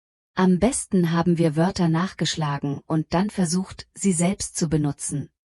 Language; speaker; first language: German; non-native, fluent; Polish